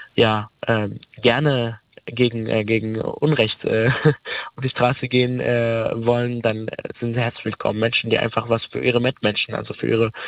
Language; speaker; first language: German; early bilingual, other home language; Arabic